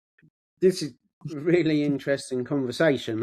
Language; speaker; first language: English; native; English